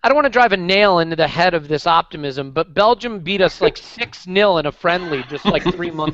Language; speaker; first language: English; native; English